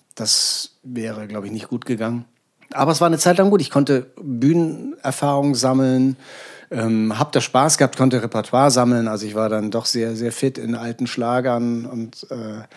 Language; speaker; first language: German; native; German